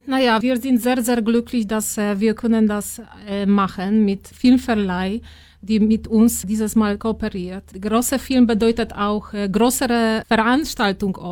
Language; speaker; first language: German; non-native, learner; Polish